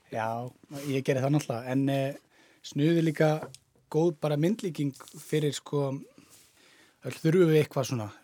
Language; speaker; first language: Icelandic; native; Icelandic